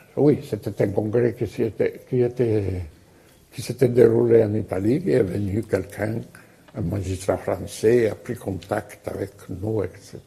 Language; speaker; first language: French; non-native, fluent; Italian